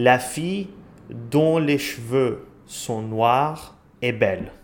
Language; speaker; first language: French; non-native, local second language; Arabic